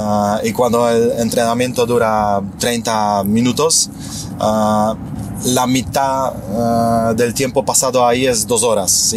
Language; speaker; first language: Spanish; non-native, fluent; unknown